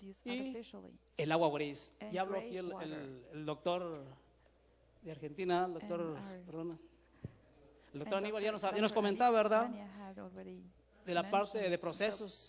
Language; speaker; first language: Spanish; native; Spanish